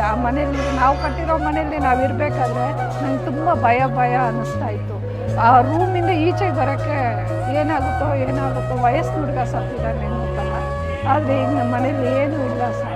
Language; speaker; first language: Kannada; native; Kannada